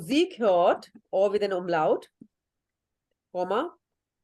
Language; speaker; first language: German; non-native, fluent; Urdu